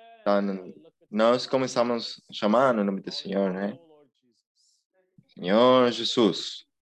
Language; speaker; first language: Portuguese; non-native, fluent; Spanish